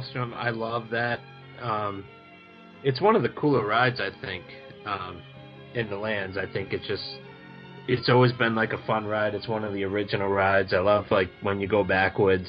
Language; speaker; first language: English; native; English